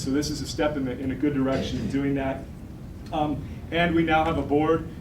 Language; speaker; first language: English; native; English